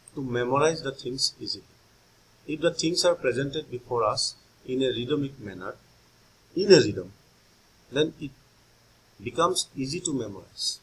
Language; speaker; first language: English; non-native, local second language; Assamese